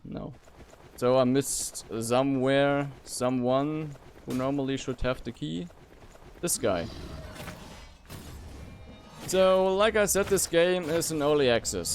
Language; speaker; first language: English; non-native, fluent; German